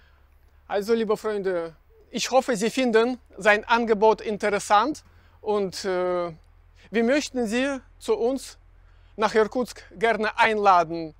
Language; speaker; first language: German; non-native, fluent; Russian